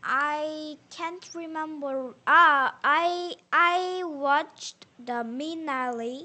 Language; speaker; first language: English; non-native, learner; Korean